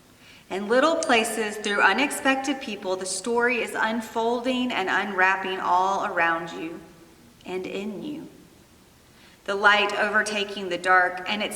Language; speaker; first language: English; native; English